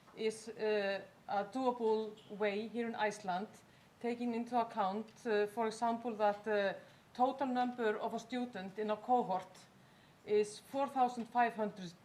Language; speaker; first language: English; non-native, fluent; Icelandic